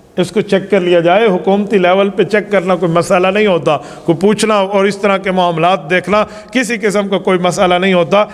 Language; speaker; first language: Urdu; non-native, local second language; Saraiki